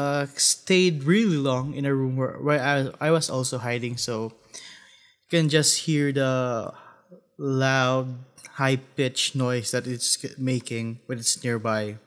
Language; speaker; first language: English; non-native, fluent; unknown